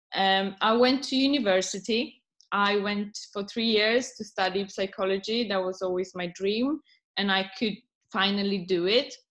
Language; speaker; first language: English; non-native, fluent; Polish